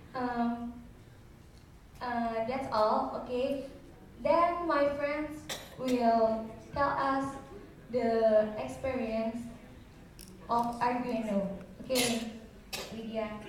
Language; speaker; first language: English; non-native, learner; Indonesian